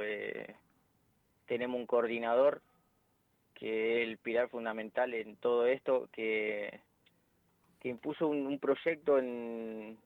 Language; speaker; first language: Spanish; native; Spanish